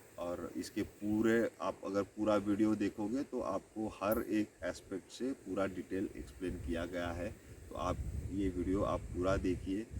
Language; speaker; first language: Hindi; non-native, local second language; Marathi